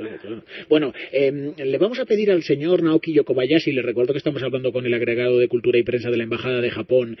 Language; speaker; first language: Spanish; native; Spanish